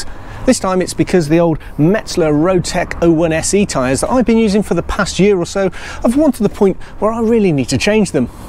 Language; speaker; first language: English; native; English